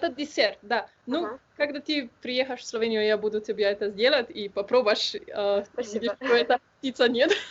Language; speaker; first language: Russian; non-native, learner; Slovenian